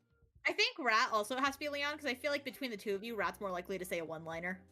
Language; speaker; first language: English; native; English